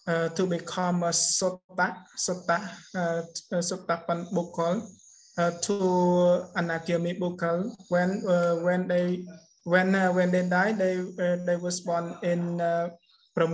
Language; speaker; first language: English; non-native, learner; Khmer